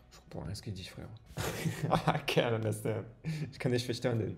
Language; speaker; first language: German; non-native, learner; French